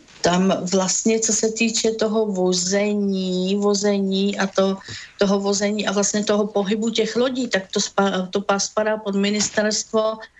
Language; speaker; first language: Czech; native; Czech